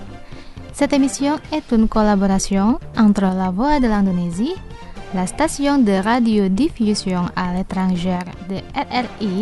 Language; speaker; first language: French; non-native, fluent; Indonesian